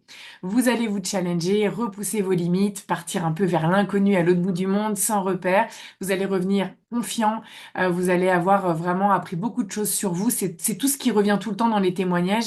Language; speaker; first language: French; native; French